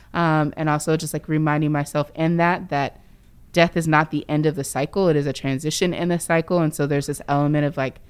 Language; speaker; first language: English; native; English